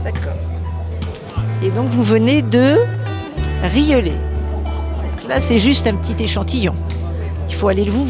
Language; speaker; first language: French; native; French